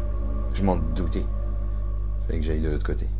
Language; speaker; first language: French; native; French